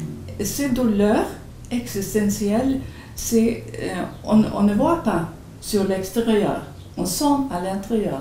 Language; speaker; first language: French; non-native, fluent; Swedish